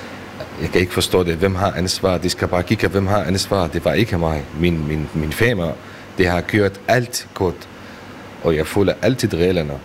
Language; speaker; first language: Danish; non-native, learner; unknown